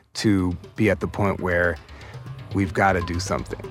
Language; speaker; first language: English; native; English